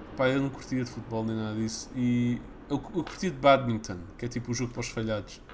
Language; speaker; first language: Portuguese; early bilingual, other home language; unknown